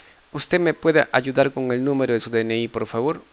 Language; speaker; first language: Spanish; native; Spanish